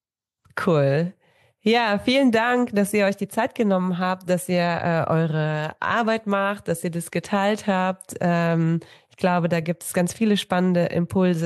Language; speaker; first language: German; native; German